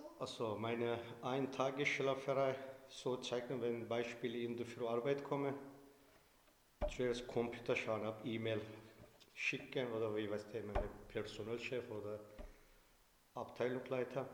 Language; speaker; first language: German; non-native, learner; Turkish